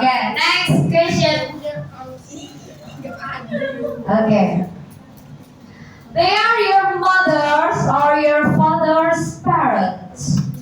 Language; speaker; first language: English; non-native, learner; Indonesian